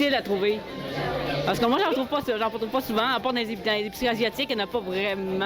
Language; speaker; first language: French; native; French